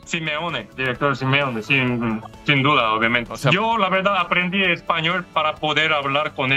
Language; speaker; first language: Spanish; non-native, learner; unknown